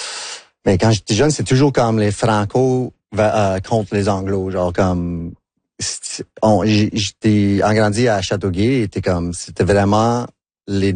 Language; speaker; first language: French; non-native, local second language; English